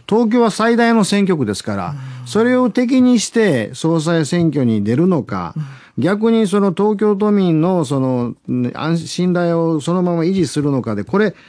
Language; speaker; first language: Japanese; native; Japanese